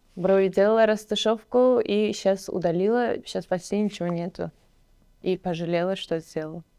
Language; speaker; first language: Russian; non-native, local second language; Uzbek